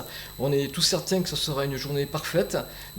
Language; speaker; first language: French; native; French